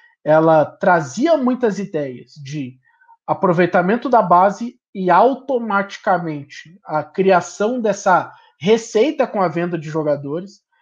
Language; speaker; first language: Portuguese; native; Portuguese